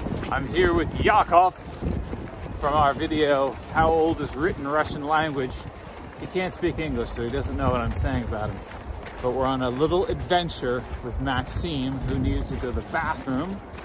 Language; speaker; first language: English; native; English